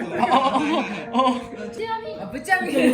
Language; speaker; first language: Japanese; native; Japanese